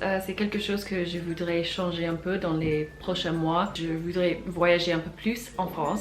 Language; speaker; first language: French; non-native, fluent; English